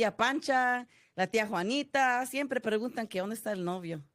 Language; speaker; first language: Spanish; early bilingual, heritage; Spanish